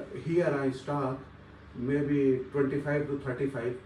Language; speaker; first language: English; non-native, learner; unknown